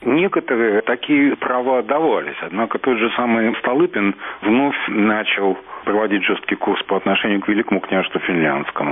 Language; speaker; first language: Russian; native; Russian